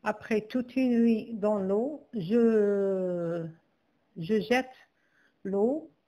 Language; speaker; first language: French; non-native, local second language; Arabic